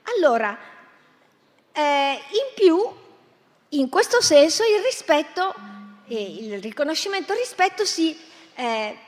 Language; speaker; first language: Italian; native; Italian